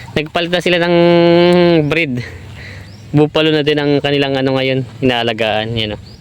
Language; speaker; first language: Filipino; native; Filipino